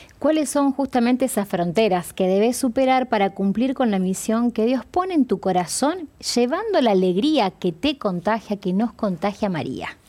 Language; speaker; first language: Spanish; native; Spanish